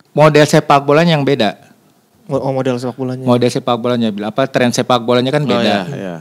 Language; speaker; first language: Indonesian; native; Indonesian